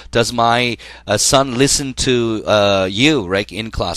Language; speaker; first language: English; non-native, fluent; Korean